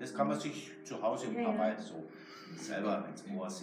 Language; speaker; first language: German; native; German